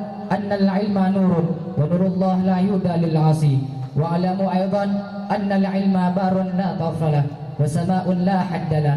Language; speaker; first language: Arabic; non-native, learner; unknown